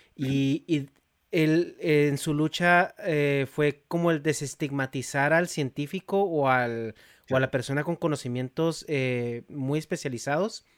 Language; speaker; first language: Spanish; native; Spanish